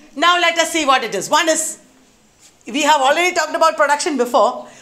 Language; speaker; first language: English; non-native, local second language; Malayalam